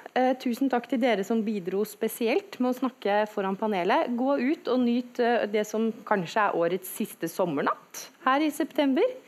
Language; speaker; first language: Norwegian; native; Norwegian